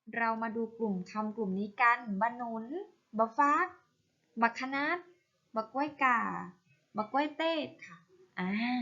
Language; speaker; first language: Thai; native; Thai